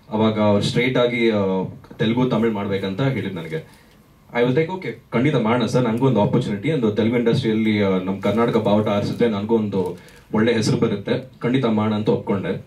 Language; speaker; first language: Kannada; native; Kannada